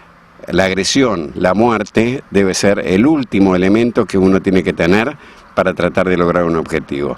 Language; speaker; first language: Spanish; native; Spanish